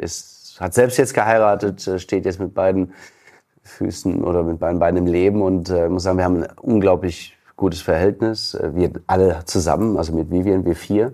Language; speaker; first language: German; native; German